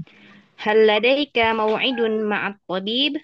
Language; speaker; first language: Arabic; non-native, learner; Indonesian